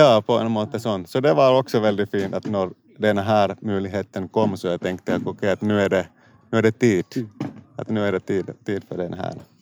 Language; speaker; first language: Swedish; non-native, local second language; Finnish